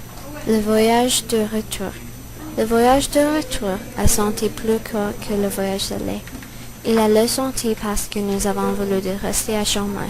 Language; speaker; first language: French; non-native, learner; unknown